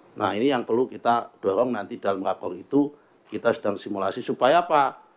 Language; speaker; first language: Indonesian; native; Indonesian